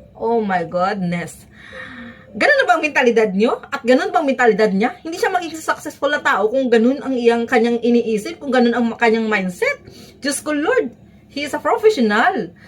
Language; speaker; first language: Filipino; native; Filipino